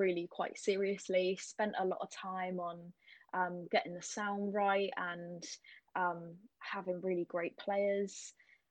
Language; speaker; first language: English; native; English